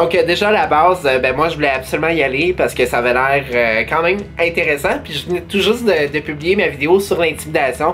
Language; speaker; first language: French; native; French